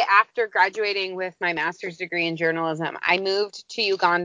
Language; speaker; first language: English; native; English